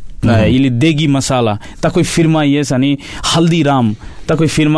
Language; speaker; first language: Russian; non-native, learner; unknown